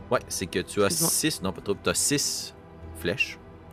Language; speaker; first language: French; native; French